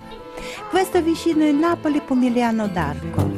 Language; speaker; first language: Italian; non-native, learner; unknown